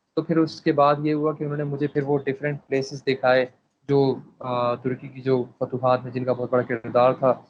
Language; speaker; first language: Urdu; non-native, local second language; Pashto